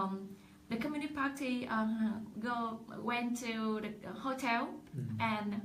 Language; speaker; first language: English; non-native, learner; Vietnamese